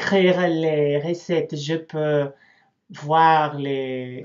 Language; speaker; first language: French; non-native, learner; English